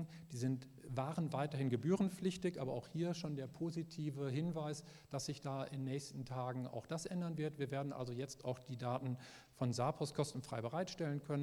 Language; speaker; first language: German; native; German